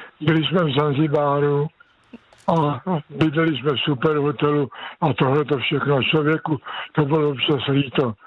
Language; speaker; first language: Czech; native; Czech